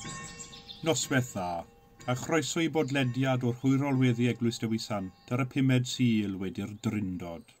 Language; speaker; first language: Welsh; native; Welsh